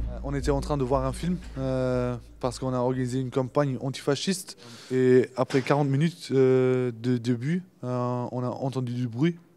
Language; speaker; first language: French; non-native, fluent; Turkish